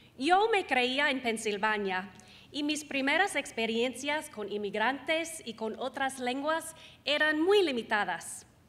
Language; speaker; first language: Spanish; non-native, fluent; English